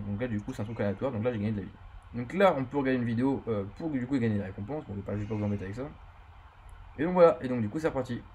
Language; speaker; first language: French; native; French